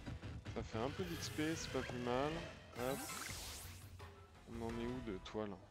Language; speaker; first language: French; native; French